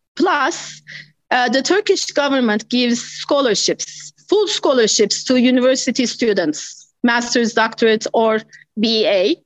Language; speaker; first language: English; non-native, fluent; Turkish